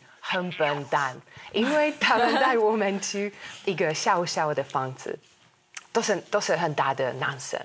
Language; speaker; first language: Chinese; non-native, fluent; Hungarian